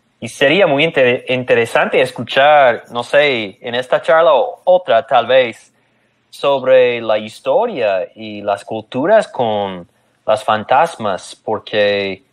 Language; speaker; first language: Spanish; non-native, fluent; English